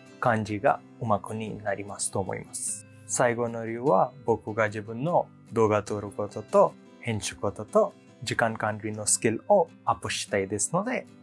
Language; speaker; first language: Japanese; non-native, learner; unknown